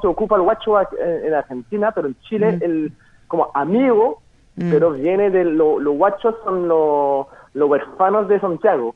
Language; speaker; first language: Spanish; non-native, fluent; French